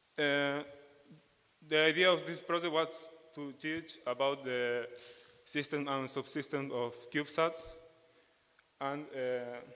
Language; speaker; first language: English; non-native, fluent; Spanish